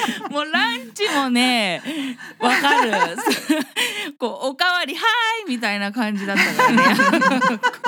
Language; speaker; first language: Japanese; early bilingual, heritage; Japanese